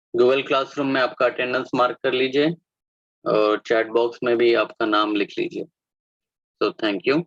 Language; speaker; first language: Hindi; non-native, local second language; Marathi